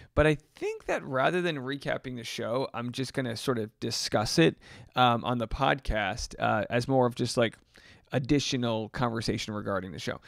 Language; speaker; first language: English; native; English